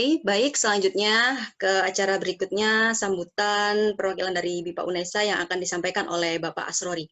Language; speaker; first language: Indonesian; native; Indonesian